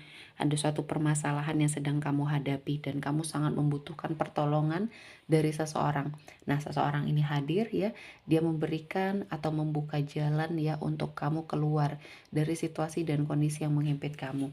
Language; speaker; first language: Indonesian; native; Indonesian